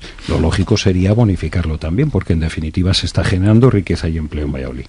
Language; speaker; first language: Spanish; native; Spanish